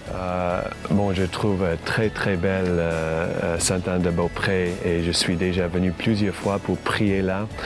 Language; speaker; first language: French; non-native, fluent; English